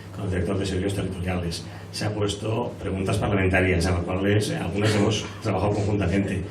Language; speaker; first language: Spanish; non-native, local second language; Catalan